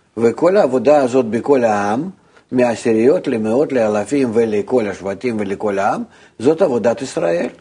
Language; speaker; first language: Hebrew; non-native, fluent; Russian